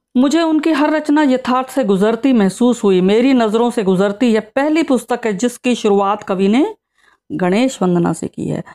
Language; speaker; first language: Hindi; native; Hindi